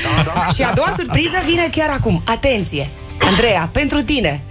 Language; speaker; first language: Romanian; native; Romanian